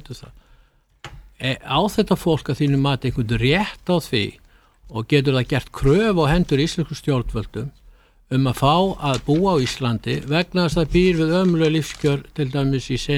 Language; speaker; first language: Icelandic; native; Icelandic